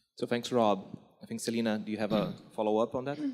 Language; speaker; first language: English; non-native, fluent; Portuguese